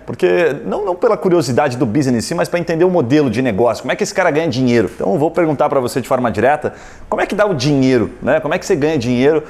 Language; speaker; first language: Portuguese; native; Portuguese